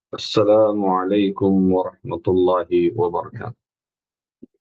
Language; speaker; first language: Hindi; non-native, local second language; Marathi